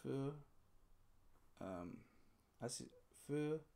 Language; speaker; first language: German; non-native, learner; English